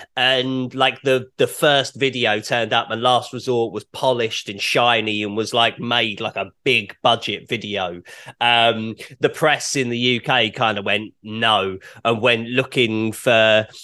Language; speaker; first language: English; native; English